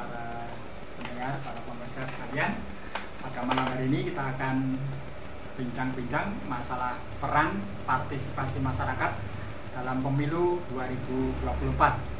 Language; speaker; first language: Indonesian; native; Indonesian